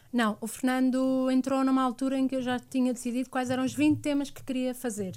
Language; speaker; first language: Portuguese; native; Portuguese